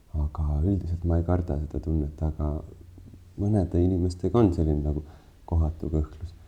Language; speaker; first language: Estonian; native; Estonian